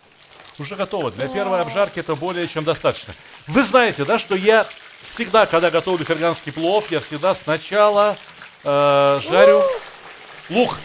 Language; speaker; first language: Russian; native; Russian